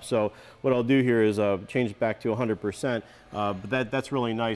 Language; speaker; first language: English; native; English